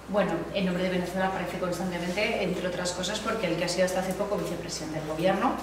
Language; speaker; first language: Spanish; native; Spanish